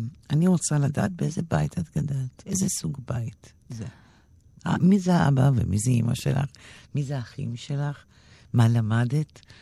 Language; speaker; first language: Hebrew; native; Hebrew